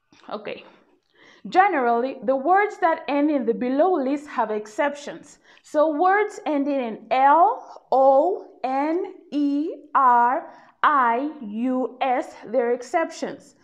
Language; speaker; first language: English; native; English